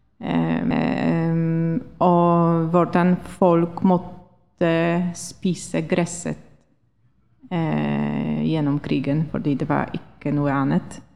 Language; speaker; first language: Norwegian; non-native, fluent; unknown